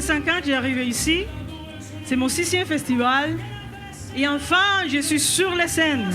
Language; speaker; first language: French; non-native, fluent; Spanish